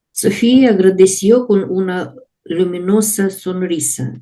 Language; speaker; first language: Spanish; non-native, learner; Russian